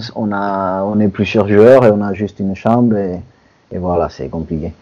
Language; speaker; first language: French; non-native, fluent; Spanish